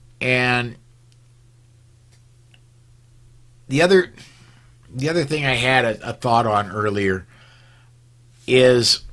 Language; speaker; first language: English; native; English